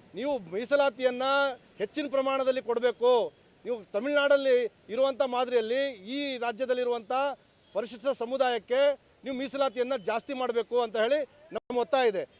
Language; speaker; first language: Kannada; non-native, local second language; Lambadi